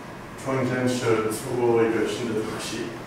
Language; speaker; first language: Chinese; non-native, learner; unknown